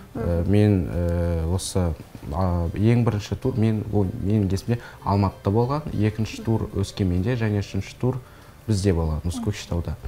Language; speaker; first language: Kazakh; non-native, local second language; Russian